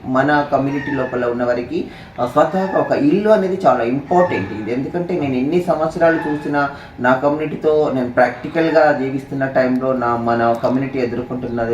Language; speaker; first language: Telugu; native; Telugu